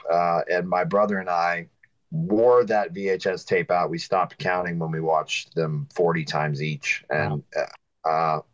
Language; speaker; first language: English; native; English